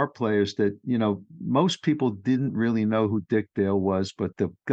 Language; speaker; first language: English; native; English